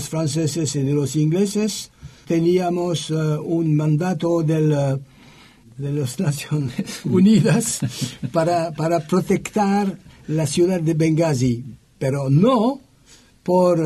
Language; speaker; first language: Spanish; non-native, learner; French